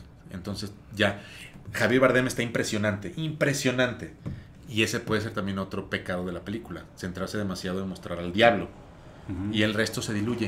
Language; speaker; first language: Spanish; native; Spanish